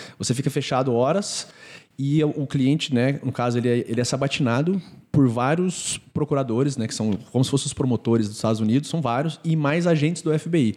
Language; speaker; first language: Portuguese; native; Portuguese